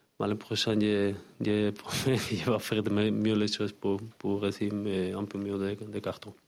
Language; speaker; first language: French; non-native, learner; Spanish